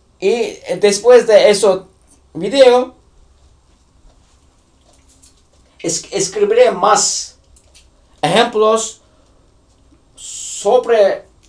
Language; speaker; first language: Spanish; non-native, learner; Turkish